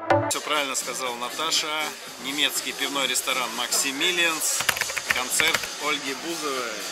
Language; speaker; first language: Russian; native; Russian